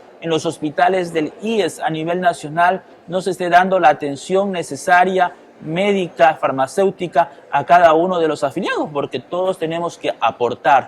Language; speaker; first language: Spanish; native; Spanish